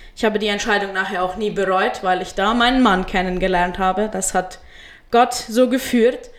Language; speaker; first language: German; early bilingual, heritage; Spanish